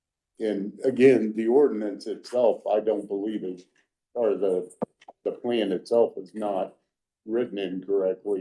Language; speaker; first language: English; native; English